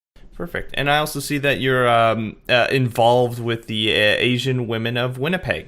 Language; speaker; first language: English; native; English